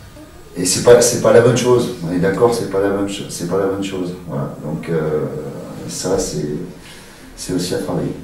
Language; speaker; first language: French; native; French